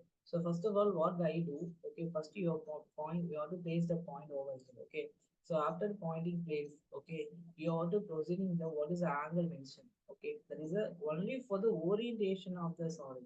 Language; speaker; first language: English; non-native, local second language; Tamil